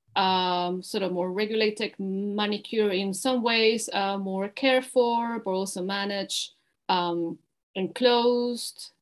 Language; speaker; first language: English; non-native, fluent; Spanish